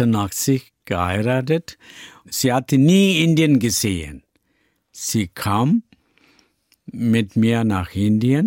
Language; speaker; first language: German; non-native, learner; Tamil